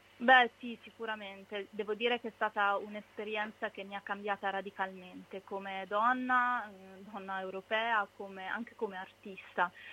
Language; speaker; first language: Italian; native; Italian